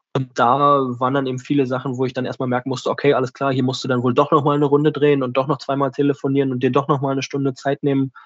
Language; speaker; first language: German; native; German